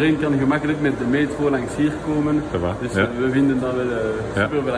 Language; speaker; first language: Dutch; non-native, local second language; French